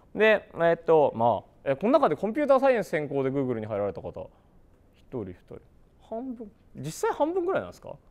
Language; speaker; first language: Japanese; native; Japanese